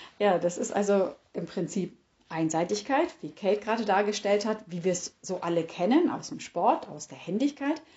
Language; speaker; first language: German; native; German